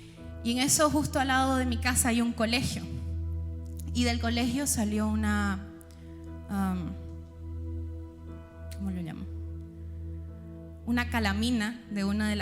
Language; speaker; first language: Spanish; native; Spanish